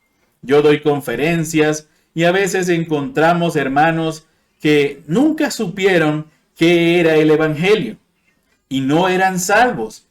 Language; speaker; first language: Spanish; non-native, fluent; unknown